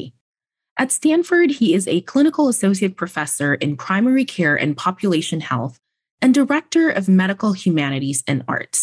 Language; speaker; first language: English; non-native, local second language; Filipino